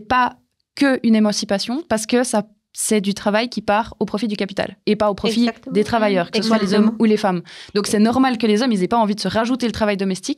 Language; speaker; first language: French; native; French